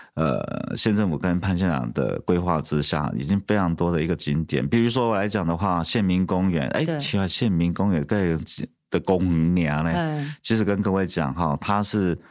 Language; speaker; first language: Chinese; native; Chinese